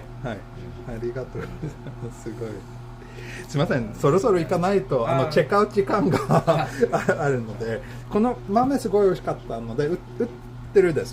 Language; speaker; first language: Japanese; non-native, fluent; Swedish